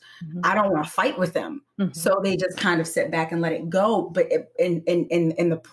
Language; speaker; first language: English; native; English